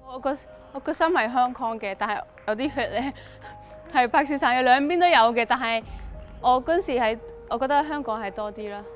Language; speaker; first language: Cantonese; early bilingual, other home language; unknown